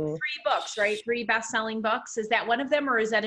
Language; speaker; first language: English; native; English